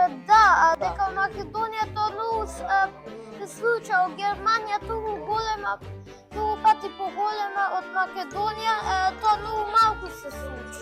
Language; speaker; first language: Macedonian; early bilingual, heritage; Macedonian